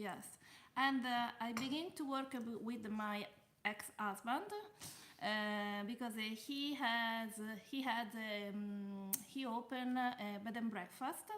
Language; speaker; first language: English; non-native, learner; Italian